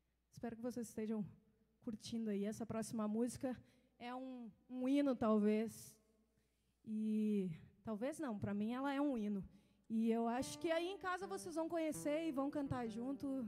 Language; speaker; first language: Portuguese; native; Portuguese